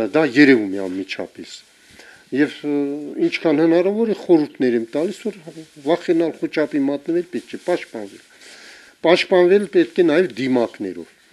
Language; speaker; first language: Armenian; native; Armenian